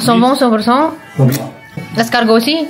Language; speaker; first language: French; non-native, learner; Indonesian